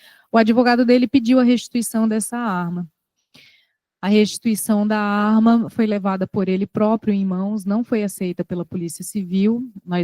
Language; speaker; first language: Portuguese; native; Portuguese